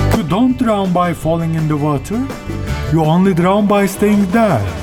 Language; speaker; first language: English; non-native, fluent; Turkish